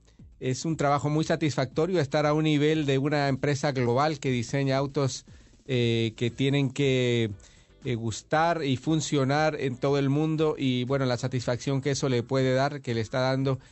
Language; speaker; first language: Spanish; native; Spanish